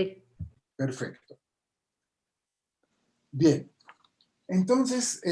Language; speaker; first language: Spanish; non-native, fluent; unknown